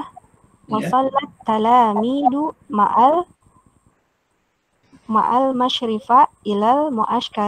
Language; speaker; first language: Arabic; non-native, learner; Indonesian